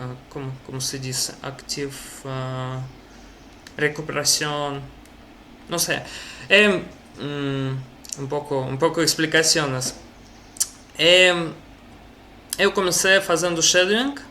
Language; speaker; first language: Portuguese; non-native, learner; Russian